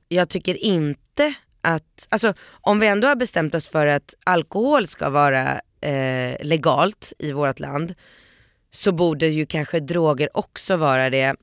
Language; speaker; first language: Swedish; early bilingual, other home language; Polish